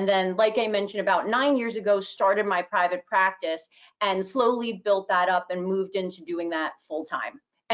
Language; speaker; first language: English; native; English